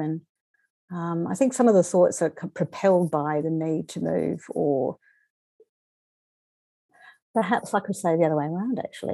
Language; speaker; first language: English; native; English